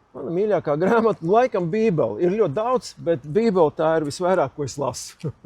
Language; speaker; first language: Latvian; native; Latvian